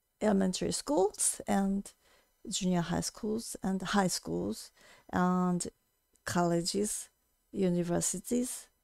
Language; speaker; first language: English; non-native, fluent; Japanese